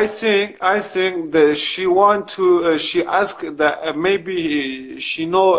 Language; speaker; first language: English; non-native, learner; Kurdish